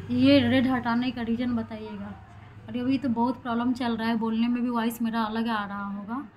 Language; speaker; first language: Hindi; native; Hindi